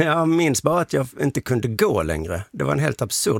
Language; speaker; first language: Swedish; native; Swedish